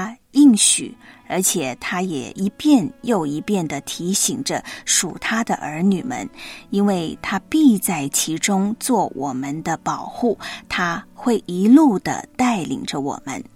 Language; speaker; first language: Chinese; native; Chinese